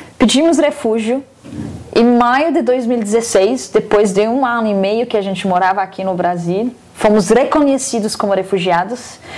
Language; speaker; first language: Portuguese; non-native, fluent; Arabic